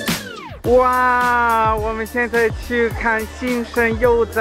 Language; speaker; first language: Chinese; non-native, fluent; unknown